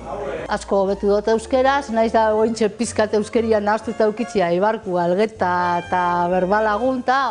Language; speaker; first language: Basque; non-native, local second language; Spanish